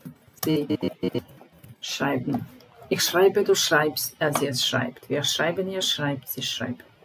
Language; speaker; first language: German; non-native, fluent; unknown